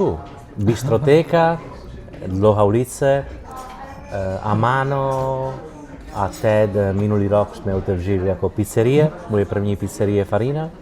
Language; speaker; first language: Czech; non-native, learner; Italian